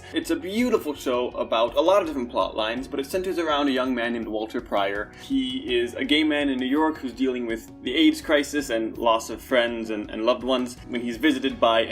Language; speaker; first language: English; native; English